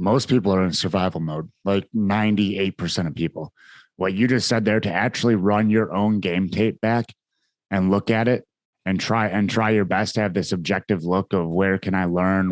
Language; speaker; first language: English; native; English